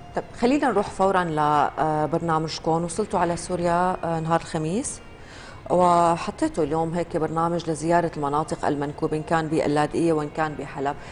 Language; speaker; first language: Arabic; native; Arabic